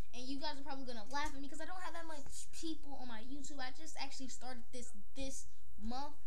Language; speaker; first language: English; native; English